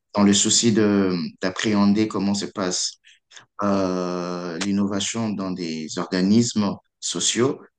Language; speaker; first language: French; non-native, local second language; Lingala